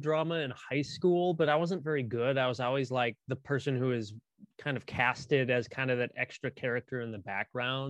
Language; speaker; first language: English; native; English